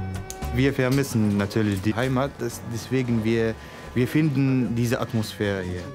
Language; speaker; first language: German; non-native, learner; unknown